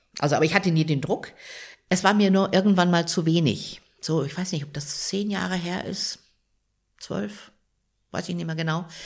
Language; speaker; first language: German; native; German